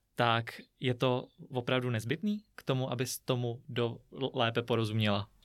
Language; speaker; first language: Czech; native; Czech